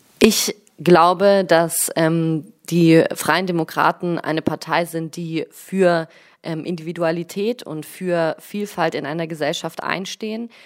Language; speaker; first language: German; early bilingual, other home language; Russian